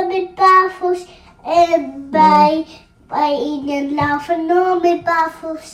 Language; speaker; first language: German; early bilingual, other home language; Telugu